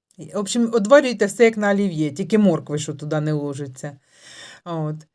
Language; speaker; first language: Ukrainian; native; Ukrainian